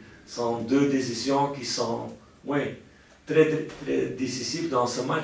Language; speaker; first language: French; non-native, local second language; Dutch